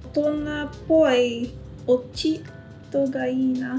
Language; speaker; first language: Japanese; non-native, learner; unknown